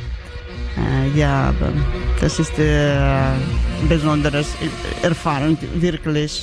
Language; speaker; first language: German; non-native, learner; Georgian